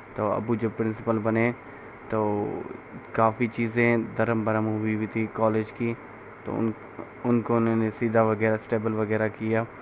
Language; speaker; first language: Urdu; non-native, local second language; Sindhi